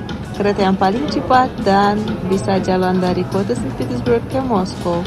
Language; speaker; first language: Indonesian; non-native, fluent; Russian